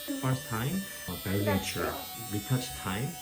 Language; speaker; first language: English; non-native, learner; Korean